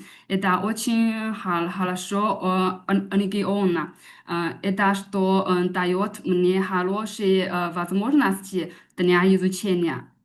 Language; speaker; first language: Russian; non-native, learner; Chinese